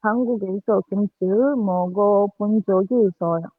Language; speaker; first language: Korean; non-native, learner; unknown